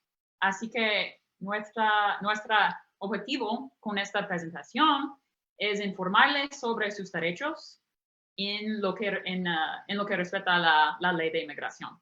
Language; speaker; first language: Spanish; non-native, fluent; English